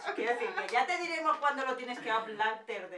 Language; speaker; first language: Spanish; native; Spanish